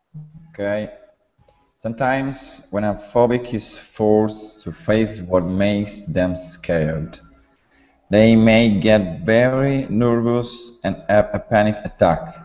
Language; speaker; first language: English; non-native, learner; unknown